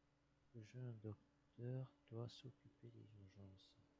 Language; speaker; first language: French; non-native, learner; English